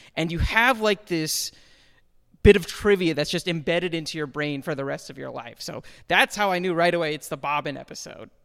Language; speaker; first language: English; early bilingual, other home language; Hindi